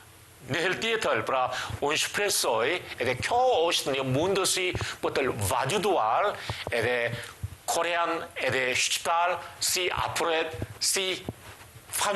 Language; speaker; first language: Albanian; non-native, learner; Korean